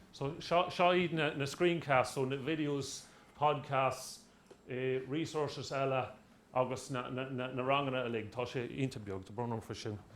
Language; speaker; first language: Irish; non-native, local second language; English